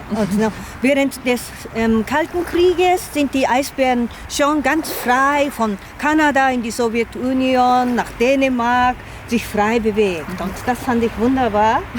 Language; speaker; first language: German; non-native, fluent; Japanese